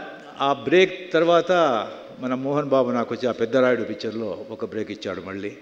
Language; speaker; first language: Telugu; non-native, local second language; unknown